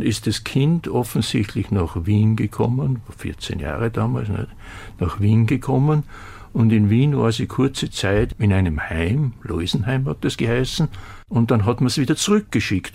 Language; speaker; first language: German; native; German